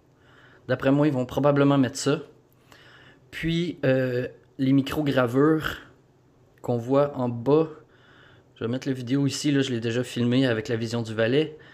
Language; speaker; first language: French; native; French